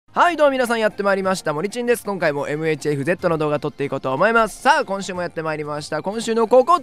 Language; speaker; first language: Japanese; native; Japanese